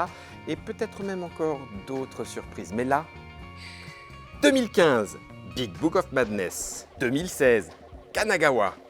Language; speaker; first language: French; native; French